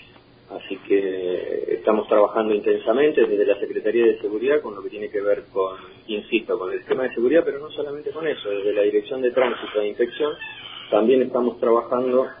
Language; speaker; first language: Spanish; native; Spanish